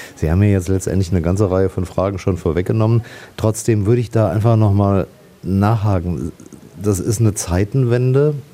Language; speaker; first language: German; native; German